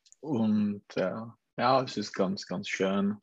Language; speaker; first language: German; non-native, learner; Czech